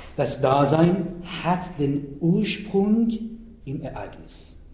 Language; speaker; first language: German; non-native, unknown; Persian